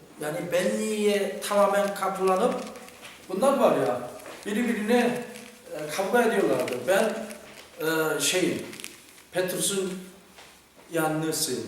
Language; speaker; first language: Turkish; non-native, fluent; Korean